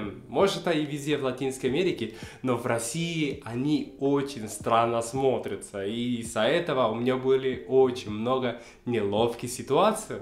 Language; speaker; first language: Russian; non-native, fluent; Spanish